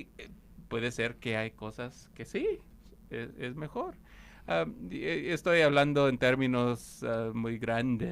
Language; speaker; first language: Spanish; non-native, fluent; English